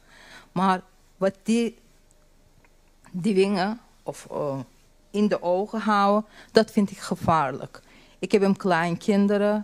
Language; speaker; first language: Dutch; non-native, learner; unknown